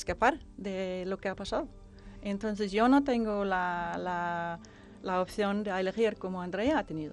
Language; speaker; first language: Spanish; non-native, fluent; Danish